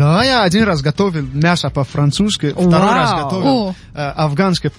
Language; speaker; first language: Russian; non-native, local second language; Tajik